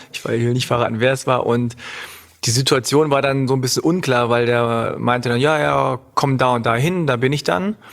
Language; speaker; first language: German; native; German